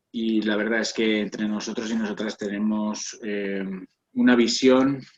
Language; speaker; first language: Spanish; native; Spanish